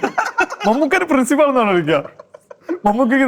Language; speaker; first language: Malayalam; native; Malayalam